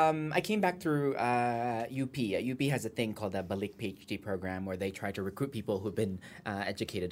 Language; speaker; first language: English; native; English